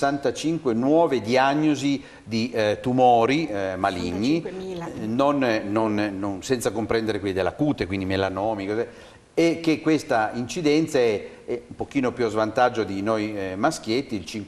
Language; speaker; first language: Italian; native; Italian